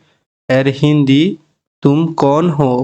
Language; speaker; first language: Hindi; non-native, fluent; Bangla